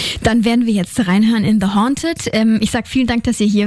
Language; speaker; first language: German; native; German